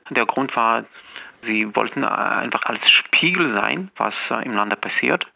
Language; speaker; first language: German; non-native, fluent; Belarusian